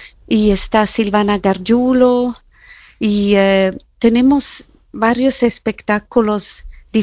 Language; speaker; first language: Spanish; non-native, fluent; Italian